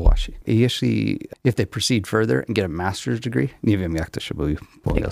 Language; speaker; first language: Polish; non-native, learner; English